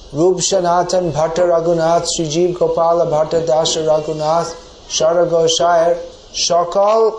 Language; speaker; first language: Bangla; non-native, fluent; English